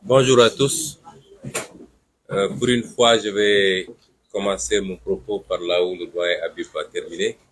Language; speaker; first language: French; non-native, local second language; Wolof